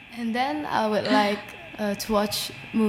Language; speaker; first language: English; non-native, learner; Indonesian